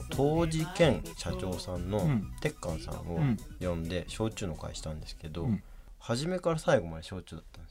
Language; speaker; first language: Japanese; native; Japanese